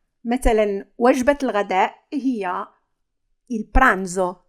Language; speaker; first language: Arabic; native; Arabic